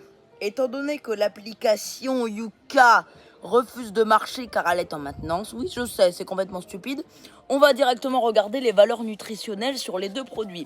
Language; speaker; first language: French; native; French